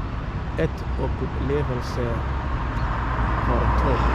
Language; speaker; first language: Swedish; non-native, learner; Somali